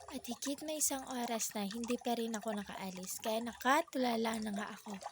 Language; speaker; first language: Filipino; non-native, local second language; Cebuano